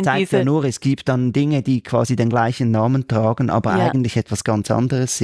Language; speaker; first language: German; native; German